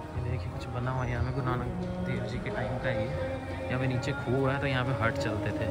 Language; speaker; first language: Hindi; non-native, local second language; Punjabi